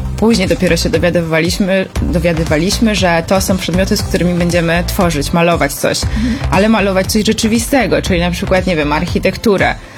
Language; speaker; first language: Polish; native; Polish